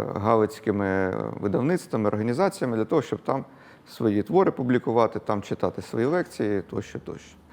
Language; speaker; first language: Ukrainian; native; Ukrainian